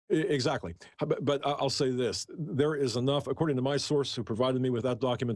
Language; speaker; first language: English; native; English